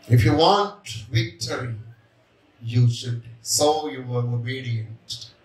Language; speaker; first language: English; non-native, local second language; Telugu